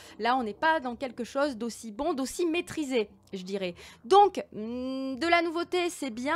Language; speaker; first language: French; native; French